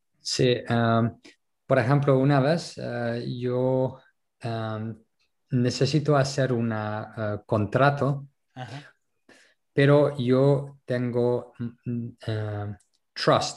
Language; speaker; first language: Spanish; non-native, local second language; French